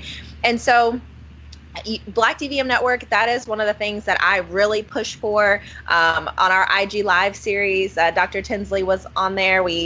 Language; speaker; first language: English; native; English